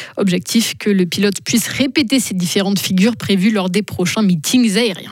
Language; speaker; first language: French; native; French